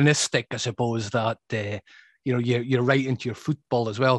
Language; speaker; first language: English; native; English